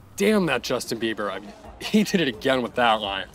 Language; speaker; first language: English; native; English